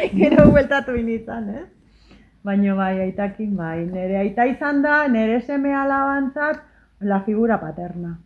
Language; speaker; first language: Basque; native; Basque